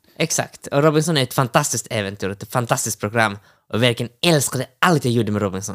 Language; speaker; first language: Swedish; early bilingual, other home language; Finnish